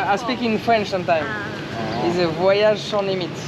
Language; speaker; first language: English; non-native, learner; French